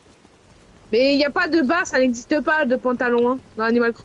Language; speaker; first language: French; native; French